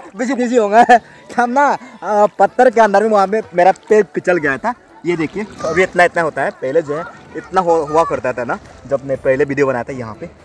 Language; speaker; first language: Hindi; native; Hindi